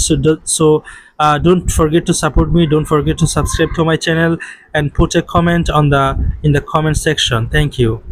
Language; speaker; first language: English; non-native, local second language; Bangla